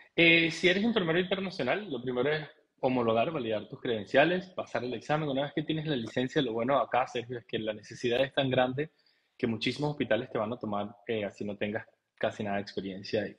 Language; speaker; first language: Spanish; native; Spanish